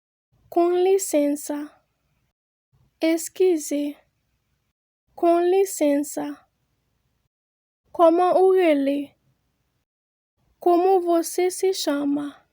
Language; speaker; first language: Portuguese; non-native, fluent; Haitian Creole